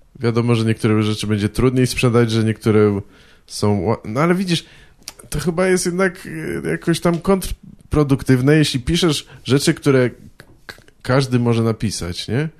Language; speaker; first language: Polish; native; Polish